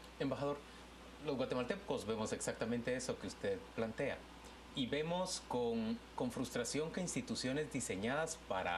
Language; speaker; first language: Spanish; native; Spanish